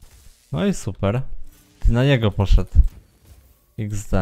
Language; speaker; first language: Polish; native; Polish